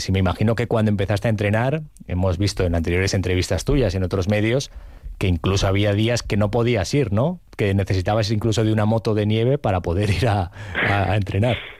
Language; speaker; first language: Spanish; native; Spanish